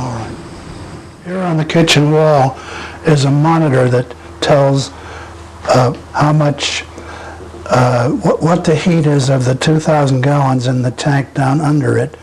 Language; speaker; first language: English; native; English